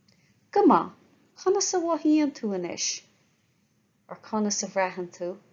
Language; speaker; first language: Irish; non-native, local second language; English